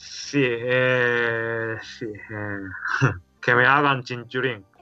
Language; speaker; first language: Spanish; non-native, learner; Japanese